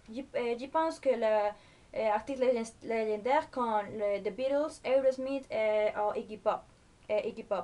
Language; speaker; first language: French; non-native, learner; Spanish